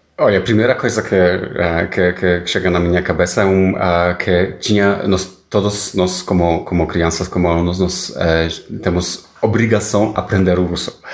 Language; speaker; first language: Portuguese; non-native, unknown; Polish